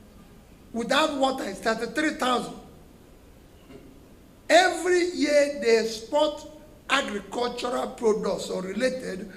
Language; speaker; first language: English; non-native, local second language; Igbo